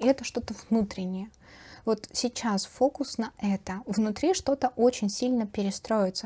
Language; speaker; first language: Russian; native; Russian